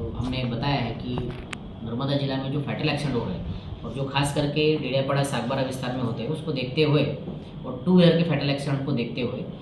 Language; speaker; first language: Hindi; non-native, local second language; Marathi